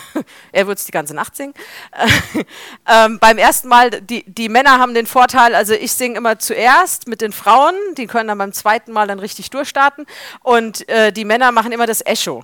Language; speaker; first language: German; native; German